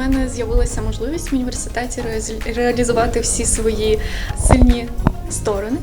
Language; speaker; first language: Ukrainian; native; Ukrainian